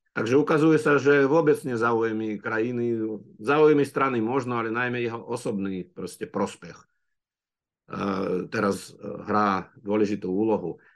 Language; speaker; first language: Slovak; non-native, fluent; Russian